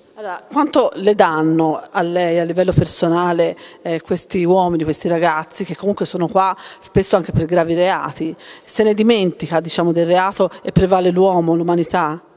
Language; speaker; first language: Italian; native; Italian